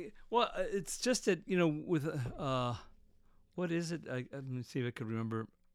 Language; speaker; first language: English; native; English